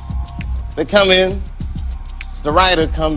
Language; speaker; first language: English; native; English